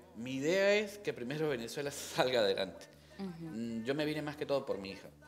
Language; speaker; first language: Spanish; native; Spanish